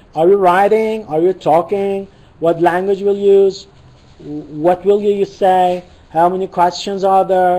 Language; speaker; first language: English; non-native, fluent; Persian